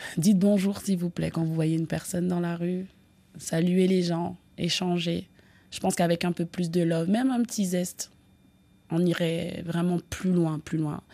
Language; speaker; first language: French; native; French